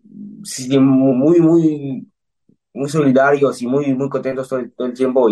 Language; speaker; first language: Spanish; early bilingual, heritage; Spanish